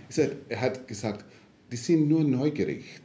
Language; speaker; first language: German; non-native, fluent; English